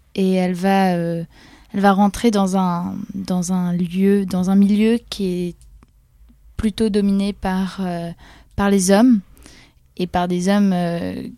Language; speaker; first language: French; non-native, fluent; Polish